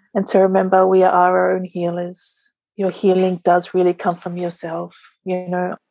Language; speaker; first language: English; native; English